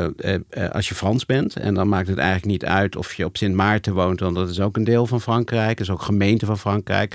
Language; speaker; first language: Dutch; native; Dutch